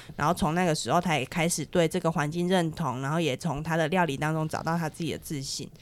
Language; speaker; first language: Chinese; native; Chinese